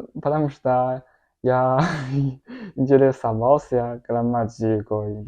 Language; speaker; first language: Russian; non-native, learner; Chinese